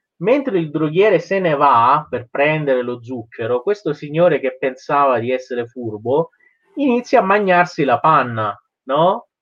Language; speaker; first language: Italian; non-native, fluent; Persian